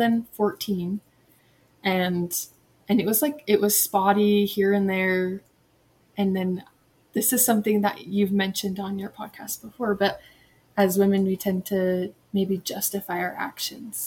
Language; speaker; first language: English; native; English